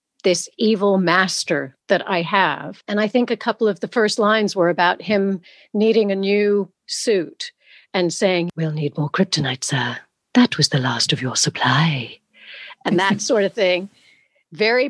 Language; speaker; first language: English; native; English